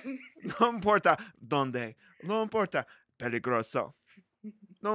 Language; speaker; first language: Spanish; non-native, learner; English